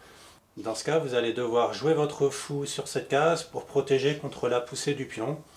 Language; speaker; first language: French; native; French